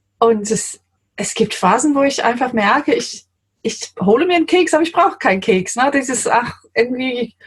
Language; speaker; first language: German; non-native, fluent; English